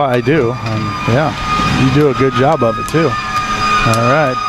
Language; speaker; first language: English; native; English